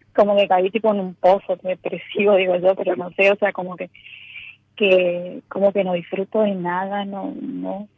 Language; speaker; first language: Spanish; native; Spanish